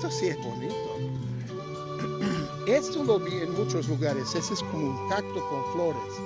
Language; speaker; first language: Spanish; non-native, learner; English